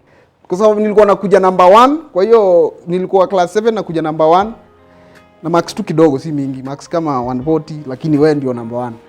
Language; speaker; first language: Swahili; native; Swahili